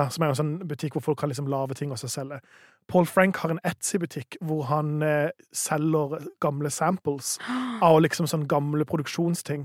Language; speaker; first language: Norwegian; native; Norwegian